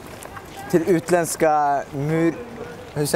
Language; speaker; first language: Swedish; native; Swedish